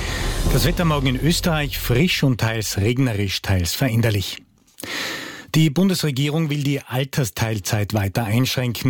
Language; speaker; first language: German; native; German